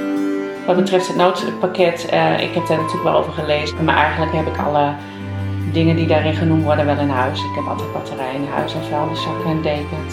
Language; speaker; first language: Dutch; native; Dutch